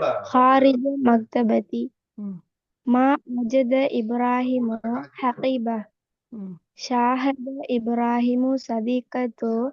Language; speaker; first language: Arabic; non-native, learner; Tamil